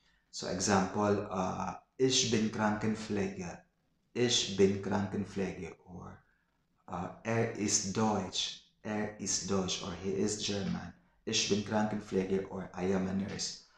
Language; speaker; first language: German; non-native, learner; Filipino